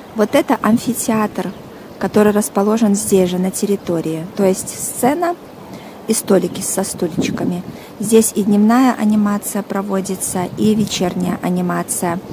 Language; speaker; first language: Russian; native; Russian